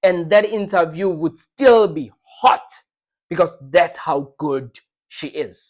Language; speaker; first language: English; non-native, local second language; Zulu